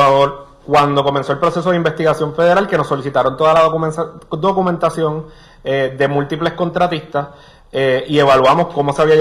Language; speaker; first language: Spanish; native; Spanish